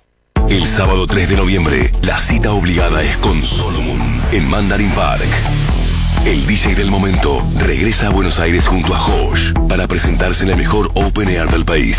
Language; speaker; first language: Spanish; native; Spanish